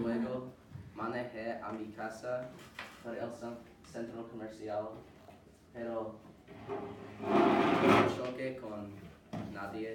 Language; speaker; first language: Spanish; non-native, learner; English